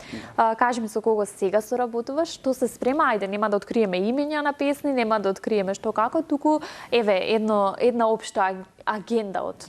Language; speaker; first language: Macedonian; native; Macedonian